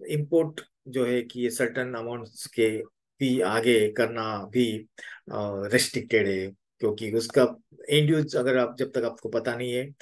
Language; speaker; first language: Hindi; native; Hindi